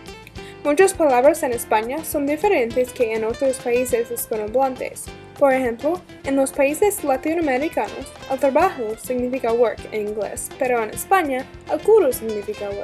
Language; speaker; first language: Spanish; non-native, learner; English